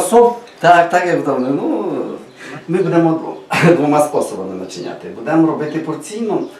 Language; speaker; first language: Ukrainian; native; Ukrainian